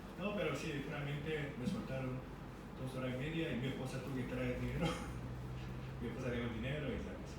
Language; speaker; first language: Spanish; non-native, fluent; Korean